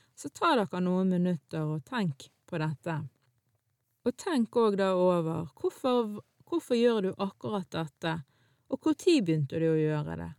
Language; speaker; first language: Norwegian; early bilingual, other home language; Arabic